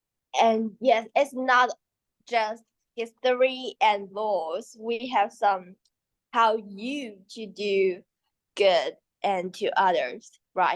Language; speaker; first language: English; non-native, learner; Chinese